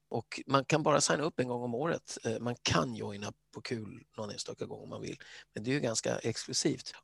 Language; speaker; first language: Swedish; native; Swedish